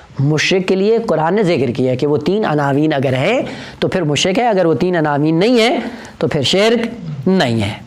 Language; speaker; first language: Urdu; non-native, local second language; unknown